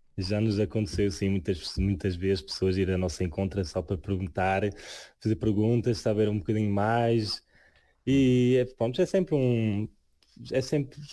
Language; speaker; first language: Portuguese; early bilingual, heritage; Portuguese